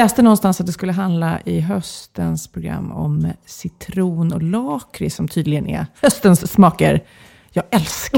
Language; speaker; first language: Swedish; native; Swedish